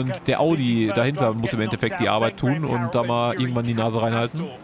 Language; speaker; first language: German; native; German